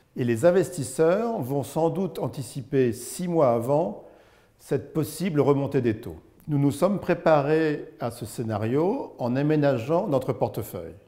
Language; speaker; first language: French; native; French